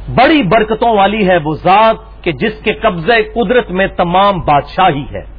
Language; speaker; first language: Urdu; non-native, local second language; Punjabi